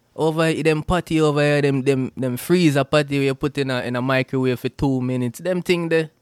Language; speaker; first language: English; non-native, local second language; Jamaican Creole English